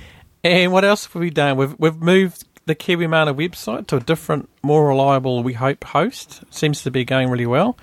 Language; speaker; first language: English; native; English